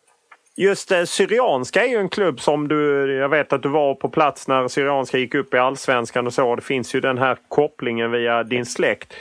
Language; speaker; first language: Swedish; native; Swedish